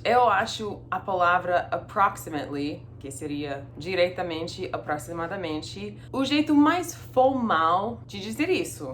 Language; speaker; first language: Portuguese; non-native, fluent; English